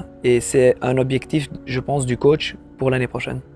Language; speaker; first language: French; non-native, local second language; Dutch